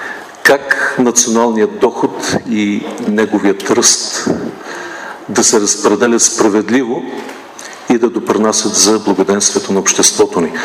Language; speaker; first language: Bulgarian; native; Bulgarian